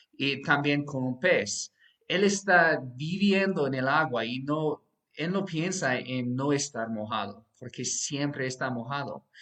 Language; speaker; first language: Spanish; non-native, fluent; English